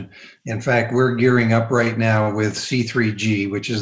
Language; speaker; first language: English; native; English